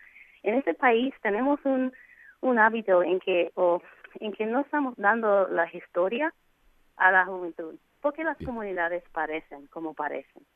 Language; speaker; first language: Spanish; non-native, fluent; English